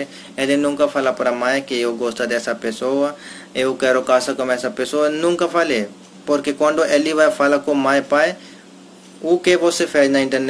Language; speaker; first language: Portuguese; non-native, learner; Hindi